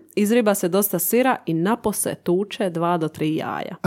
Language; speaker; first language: Croatian; native; Croatian